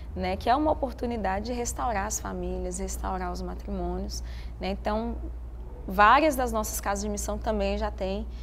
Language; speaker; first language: Portuguese; native; Portuguese